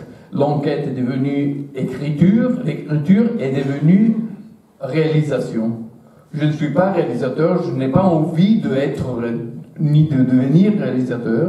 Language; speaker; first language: French; non-native, fluent; Italian